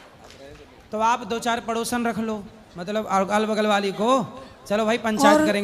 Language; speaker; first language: Hindi; native; Hindi